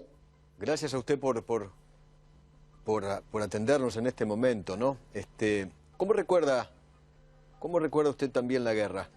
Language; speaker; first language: Spanish; native; Spanish